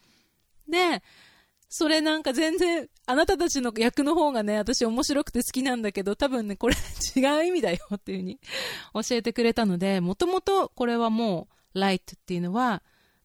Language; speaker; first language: Japanese; native; Japanese